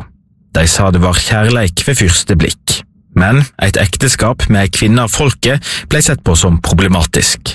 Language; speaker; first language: Norwegian; native; Norwegian